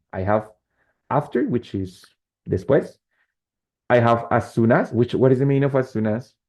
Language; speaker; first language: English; non-native, fluent; Spanish